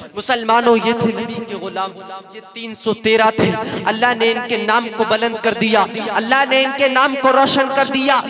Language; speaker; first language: Hindi; native; Hindi